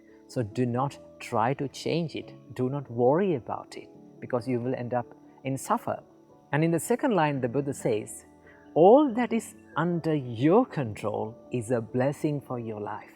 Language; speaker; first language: English; non-native, local second language; Sinhala